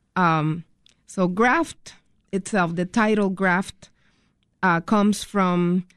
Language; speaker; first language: English; non-native, fluent; Spanish